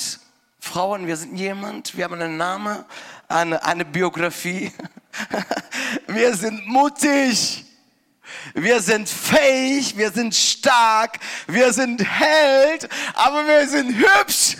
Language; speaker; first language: German; non-native, fluent; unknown